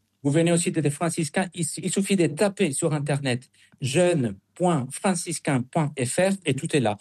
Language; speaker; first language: French; non-native, fluent; Spanish